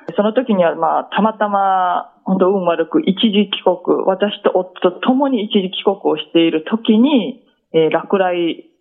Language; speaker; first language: Japanese; native; Japanese